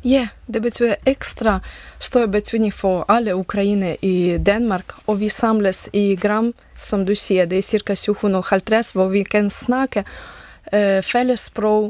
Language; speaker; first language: Danish; non-native, learner; Ukrainian